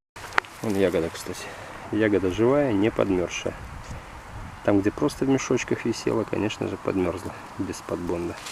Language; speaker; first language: Russian; native; Russian